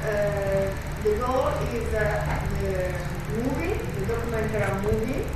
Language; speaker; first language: English; non-native, learner; Italian